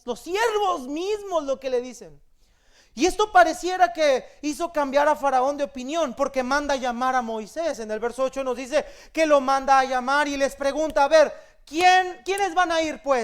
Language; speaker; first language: Spanish; native; Spanish